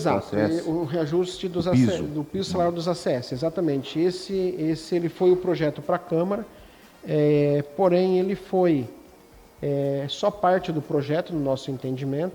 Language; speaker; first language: Portuguese; native; Portuguese